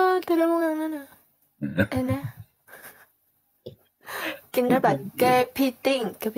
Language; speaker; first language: Indonesian; non-native, learner; Vietnamese